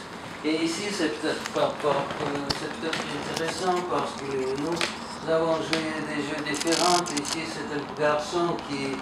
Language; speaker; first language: French; non-native, fluent; Russian